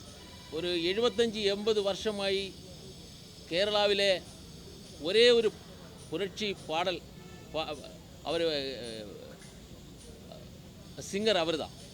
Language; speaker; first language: Tamil; non-native, learner; Malayalam